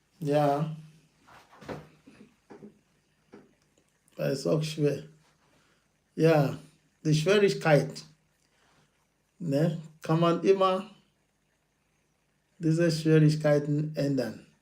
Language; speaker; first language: German; non-native, learner; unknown